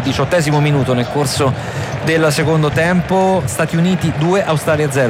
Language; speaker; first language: Italian; native; Italian